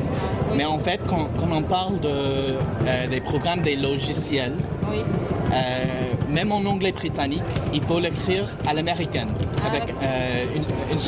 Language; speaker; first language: French; non-native, fluent; English